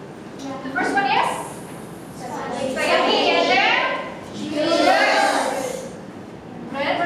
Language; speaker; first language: English; non-native, local second language; Indonesian